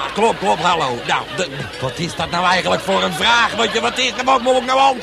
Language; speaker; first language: Dutch; native; Dutch